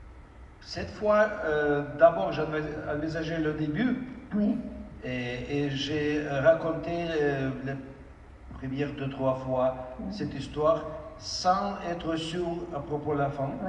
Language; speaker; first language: French; non-native, fluent; Russian